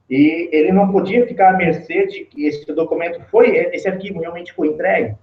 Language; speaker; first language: Portuguese; native; Portuguese